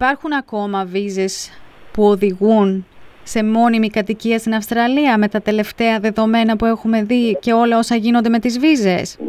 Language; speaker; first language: Greek; native; Greek